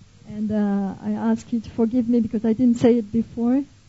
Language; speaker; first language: English; non-native, fluent; French